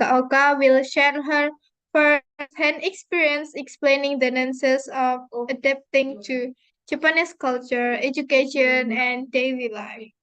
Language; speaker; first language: English; non-native, fluent; Indonesian